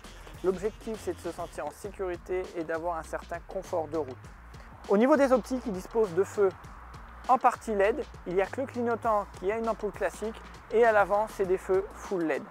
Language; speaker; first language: French; native; French